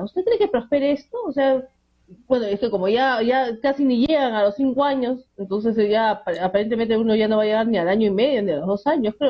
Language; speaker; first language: Spanish; native; Spanish